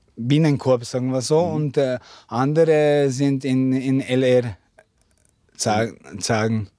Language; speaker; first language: German; non-native, learner; Slovenian